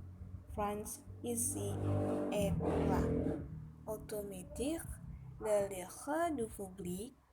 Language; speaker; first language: French; non-native, learner; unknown